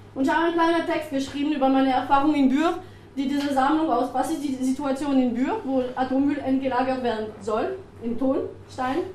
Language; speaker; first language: German; non-native, fluent; French